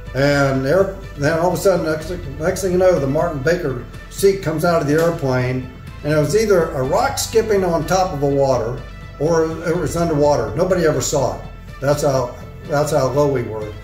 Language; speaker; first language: English; native; English